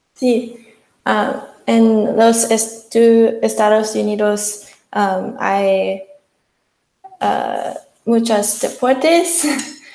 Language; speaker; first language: Spanish; non-native, learner; English